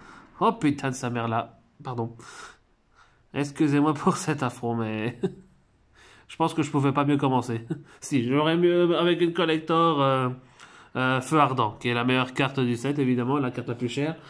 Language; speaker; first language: French; native; French